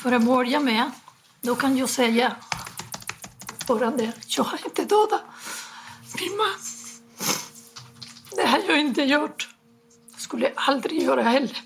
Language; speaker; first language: Swedish; non-native, fluent; Spanish